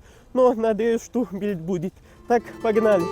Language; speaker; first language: Russian; non-native, learner; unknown